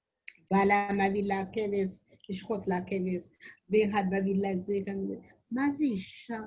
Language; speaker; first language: Hebrew; non-native, learner; Amharic